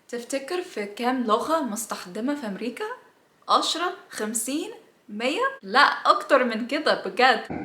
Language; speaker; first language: Egyptian Arabic; non-native, learner; English